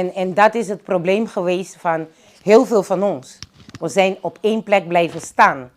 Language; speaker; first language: Dutch; non-native, local second language; Papiamento